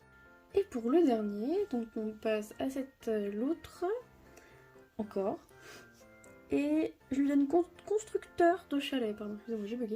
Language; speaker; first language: French; native; French